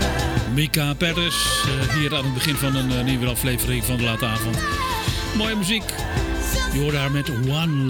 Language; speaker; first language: Dutch; native; Dutch